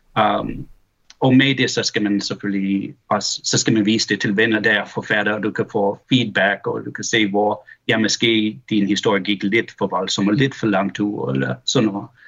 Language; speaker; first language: Danish; early bilingual, heritage; Danish